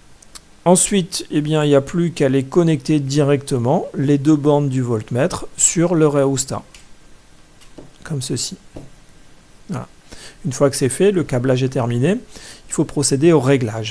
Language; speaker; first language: French; native; French